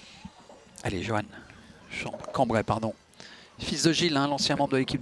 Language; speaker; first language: French; native; French